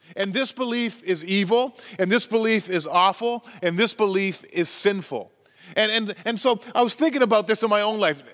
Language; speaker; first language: English; native; English